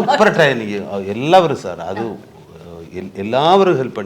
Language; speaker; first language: Tamil; non-native, learner; Malayalam